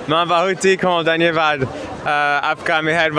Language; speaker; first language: Hindi; non-native, learner; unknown